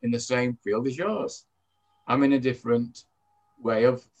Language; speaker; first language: English; native; English